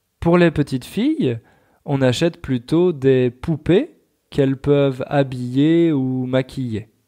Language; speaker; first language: French; native; French